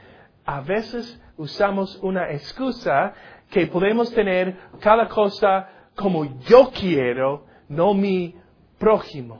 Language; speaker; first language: Spanish; non-native, learner; English